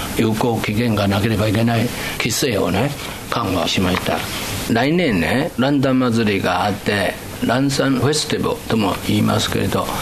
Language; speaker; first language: Japanese; non-native, fluent; Chinese